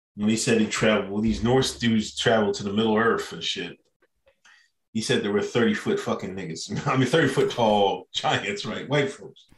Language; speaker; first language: English; native; English